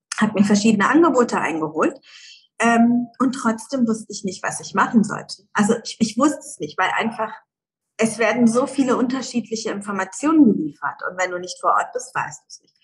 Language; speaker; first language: German; early bilingual, other home language; Persian